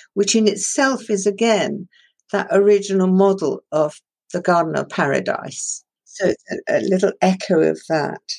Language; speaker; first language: English; non-native, local second language; Persian